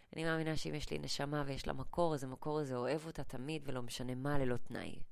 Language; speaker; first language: Hebrew; early bilingual, other home language; English